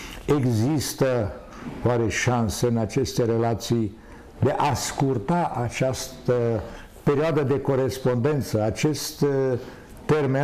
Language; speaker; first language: Romanian; native; Romanian